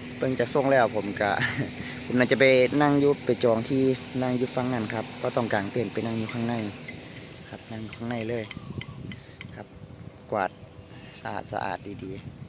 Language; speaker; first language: Thai; native; Thai